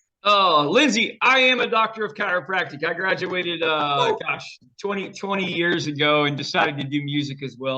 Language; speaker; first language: English; native; English